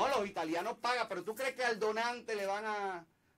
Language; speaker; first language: Spanish; native; Spanish